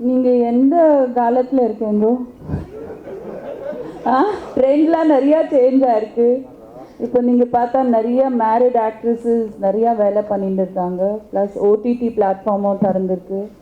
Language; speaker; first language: Tamil; non-native, local second language; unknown